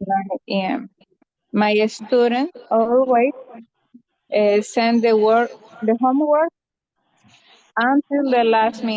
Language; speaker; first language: English; non-native, learner; Spanish